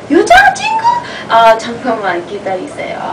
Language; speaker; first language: Korean; non-native, learner; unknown